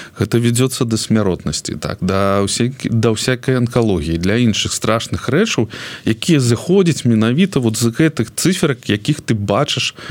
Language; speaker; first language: Belarusian; non-native, local second language; Russian